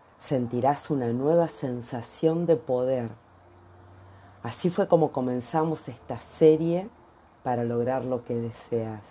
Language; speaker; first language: Spanish; native; Spanish